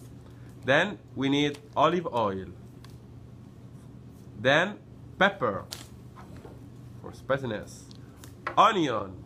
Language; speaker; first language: English; non-native, learner; Italian